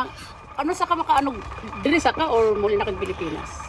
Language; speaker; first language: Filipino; non-native, local second language; Cebuano